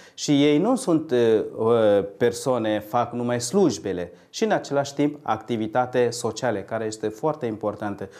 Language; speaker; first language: Romanian; non-native, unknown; Tamil